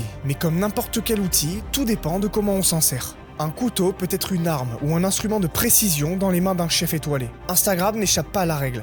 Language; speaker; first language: French; native; French